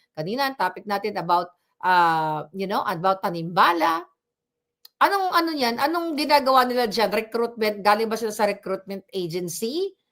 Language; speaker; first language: Filipino; non-native, local second language; Cebuano